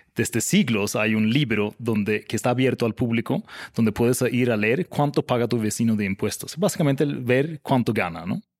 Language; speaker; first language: Spanish; non-native, fluent; Swedish